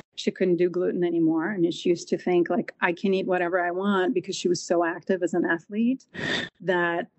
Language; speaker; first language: English; non-native, fluent; Portuguese